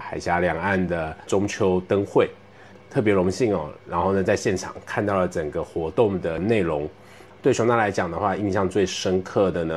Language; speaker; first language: Chinese; native; Chinese